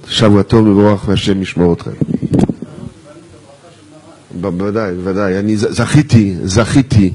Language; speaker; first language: Hebrew; non-native, fluent; French